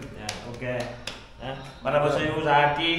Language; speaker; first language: Portuguese; non-native, learner; Vietnamese